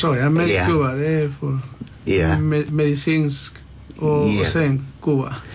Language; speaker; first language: Swedish; non-native, local second language; Spanish